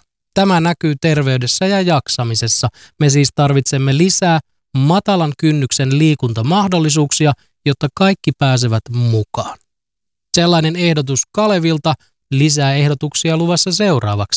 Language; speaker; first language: Finnish; native; Finnish